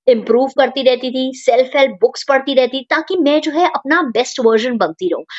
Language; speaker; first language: Hindi; native; Hindi